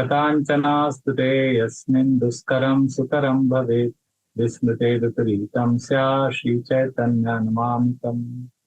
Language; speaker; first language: Hindi; non-native, local second language; Marathi